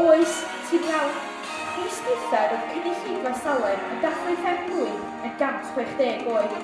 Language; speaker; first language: Welsh; native; Welsh